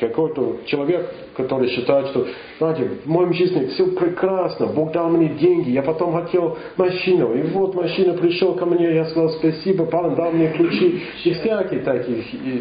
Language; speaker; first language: Russian; non-native, fluent; English